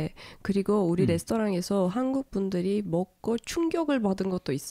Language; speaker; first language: Korean; non-native, fluent; Turkish